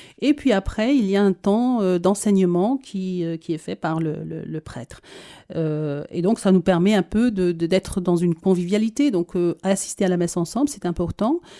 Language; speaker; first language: French; early bilingual, other home language; Arabic